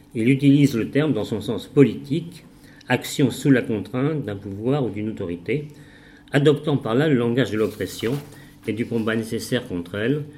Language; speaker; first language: French; native; French